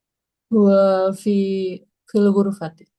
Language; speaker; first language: Arabic; non-native, learner; Indonesian